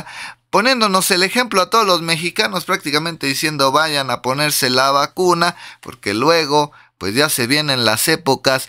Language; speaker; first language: Spanish; native; Spanish